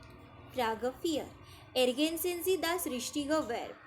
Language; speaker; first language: German; non-native, fluent; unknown